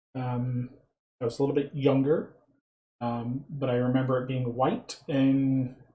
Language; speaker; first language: English; native; English